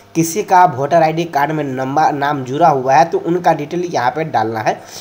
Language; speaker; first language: Hindi; native; Hindi